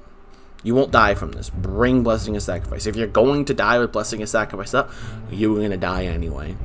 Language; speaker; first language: English; native; English